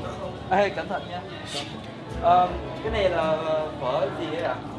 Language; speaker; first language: Vietnamese; early bilingual, heritage; Vietnamese